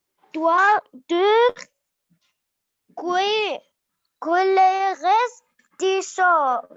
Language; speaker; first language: French; non-native, learner; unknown